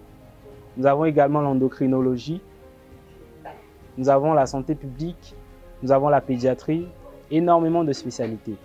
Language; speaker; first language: French; non-native, local second language; Sango